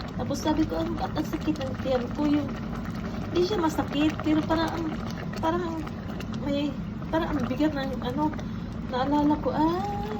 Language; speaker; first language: Filipino; native; Filipino